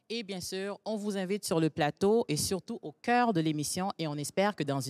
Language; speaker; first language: French; native; French